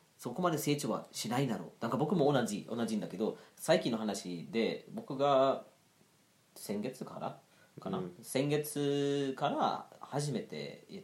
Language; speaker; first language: Japanese; non-native, fluent; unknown